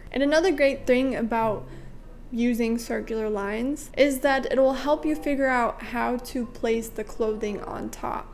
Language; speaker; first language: English; native; English